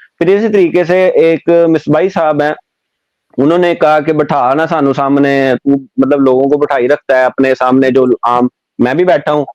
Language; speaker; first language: Urdu; non-native, local second language; Punjabi